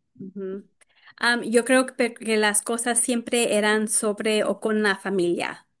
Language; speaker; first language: Spanish; early bilingual, heritage; Spanish